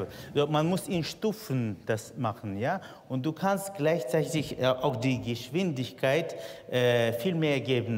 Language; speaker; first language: German; non-native, fluent; Russian